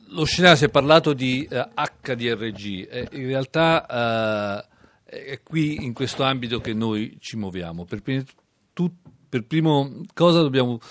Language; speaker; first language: Italian; native; Italian